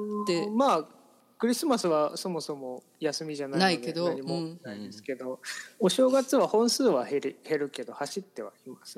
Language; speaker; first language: Japanese; native; Japanese